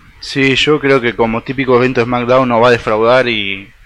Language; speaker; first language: Spanish; native; Spanish